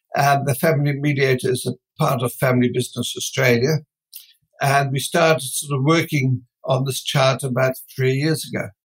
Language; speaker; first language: English; non-native, fluent; Dutch